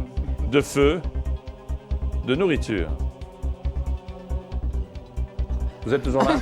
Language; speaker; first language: French; native; French